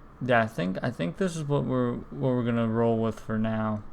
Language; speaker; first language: English; native; English